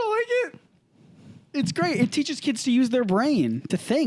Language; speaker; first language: English; native; English